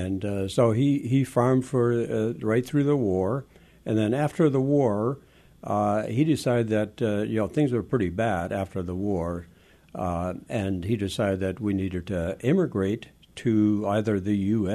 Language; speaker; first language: English; early bilingual, other home language; Western Frisian